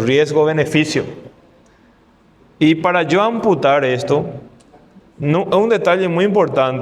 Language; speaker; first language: Spanish; non-native, fluent; Portuguese